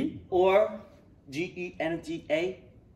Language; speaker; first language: English; non-native, learner; Japanese